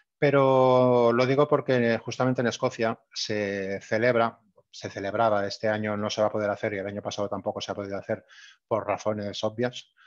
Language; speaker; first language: Spanish; native; Spanish